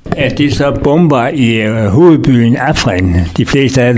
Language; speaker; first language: Danish; native; Danish